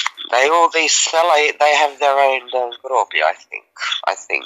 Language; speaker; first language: English; early bilingual, other home language; Serbian